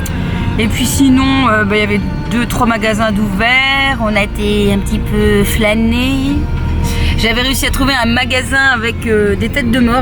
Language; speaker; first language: French; native; French